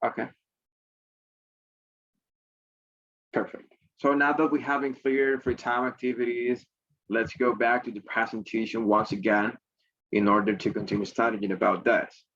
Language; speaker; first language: English; non-native, fluent; Spanish